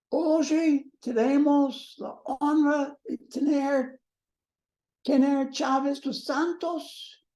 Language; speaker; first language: Portuguese; non-native, learner; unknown